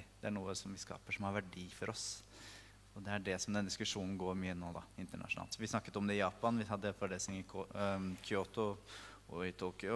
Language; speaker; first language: Norwegian; native; Norwegian